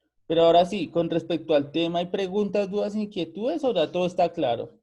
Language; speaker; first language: Spanish; native; Spanish